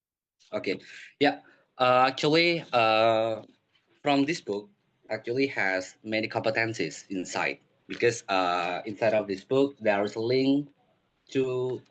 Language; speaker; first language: English; non-native, learner; Indonesian